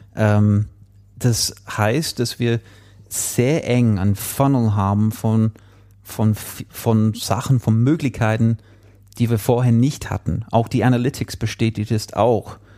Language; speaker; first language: German; non-native, fluent; English